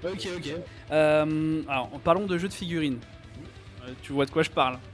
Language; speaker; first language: French; native; French